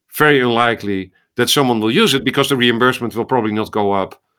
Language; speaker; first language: English; non-native, fluent; Dutch